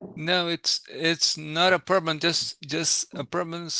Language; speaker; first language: English; non-native, learner; Portuguese